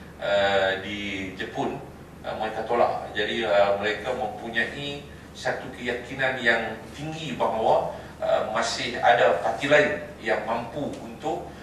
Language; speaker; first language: Malay; native; Malay